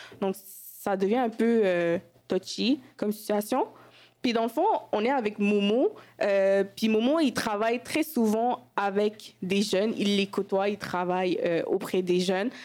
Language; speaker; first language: French; early bilingual, other home language; Wolof